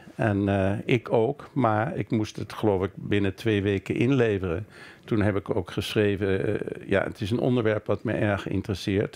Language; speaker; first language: Dutch; native; Dutch